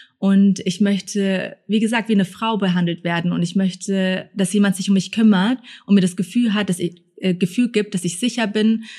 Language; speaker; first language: German; early bilingual, other home language; Thai